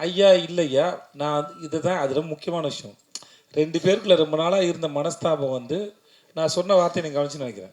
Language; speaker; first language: Tamil; native; Tamil